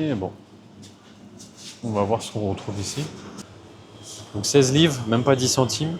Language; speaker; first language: French; native; French